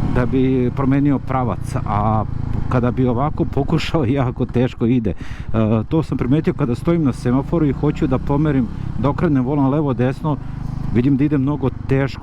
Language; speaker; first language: Serbian; native; Serbian